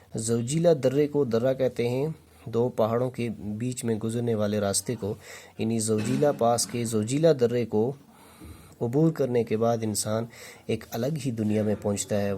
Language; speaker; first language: Urdu; native; Urdu